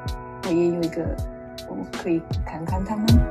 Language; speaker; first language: Chinese; non-native, learner; French